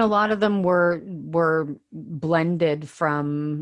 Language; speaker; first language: English; native; English